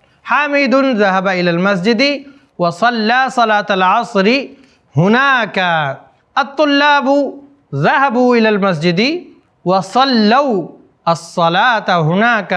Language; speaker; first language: Arabic; non-native, fluent; Urdu